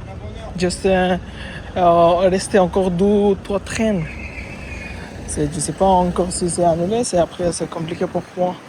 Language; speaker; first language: French; non-native, learner; Bangla